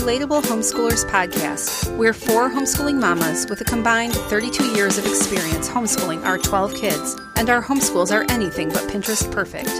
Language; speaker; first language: English; native; English